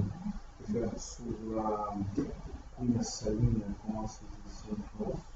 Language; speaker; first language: French; non-native, learner; Portuguese